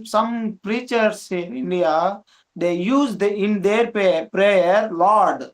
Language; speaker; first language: English; non-native, local second language; Telugu